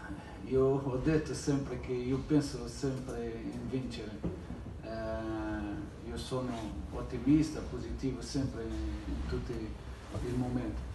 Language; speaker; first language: Italian; non-native, learner; Portuguese